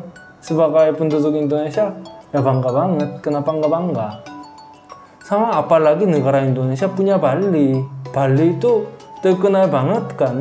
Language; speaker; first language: Indonesian; non-native, fluent; Korean